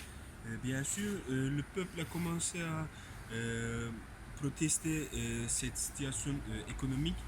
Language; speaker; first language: French; non-native, learner; Turkish